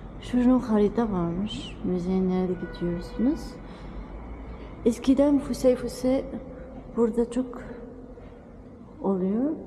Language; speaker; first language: Turkish; non-native, learner; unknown